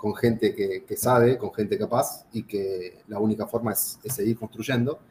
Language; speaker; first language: Spanish; native; Spanish